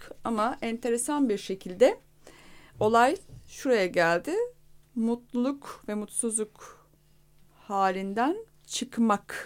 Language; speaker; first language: Turkish; native; Turkish